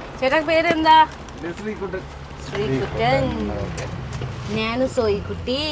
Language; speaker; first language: Malayalam; non-native, learner; Nepali